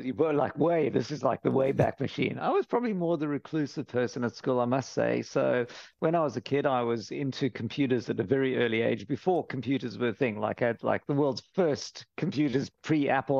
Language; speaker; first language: English; native; English